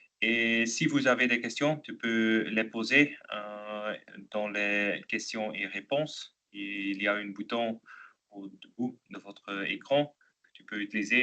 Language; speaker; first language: French; non-native, local second language; Dutch